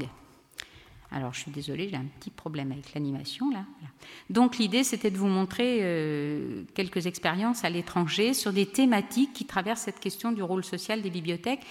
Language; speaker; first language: French; native; French